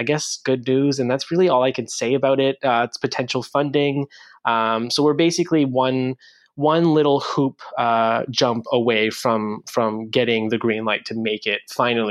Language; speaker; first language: English; non-native, fluent; French